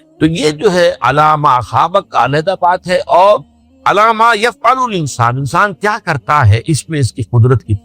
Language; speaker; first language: Urdu; native; Urdu